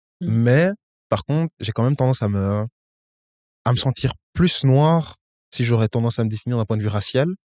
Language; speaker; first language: French; native; French